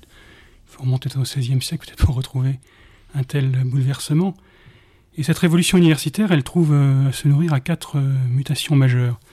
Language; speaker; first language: French; native; French